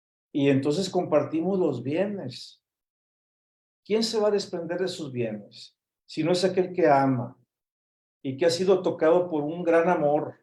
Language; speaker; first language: Spanish; native; Spanish